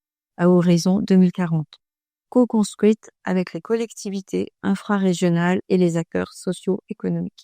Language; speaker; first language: French; native; French